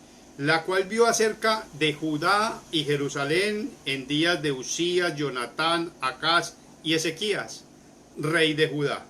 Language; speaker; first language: Spanish; native; Spanish